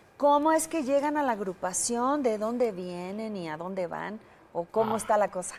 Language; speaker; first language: Spanish; native; Spanish